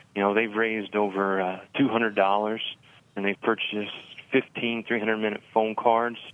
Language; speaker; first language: English; native; English